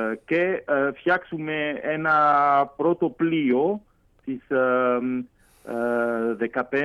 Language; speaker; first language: Greek; early bilingual, heritage; French